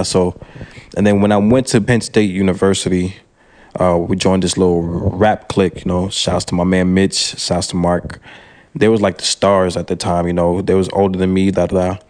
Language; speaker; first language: English; early bilingual, other home language; French